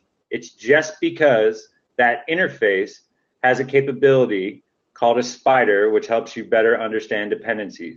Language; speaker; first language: English; native; English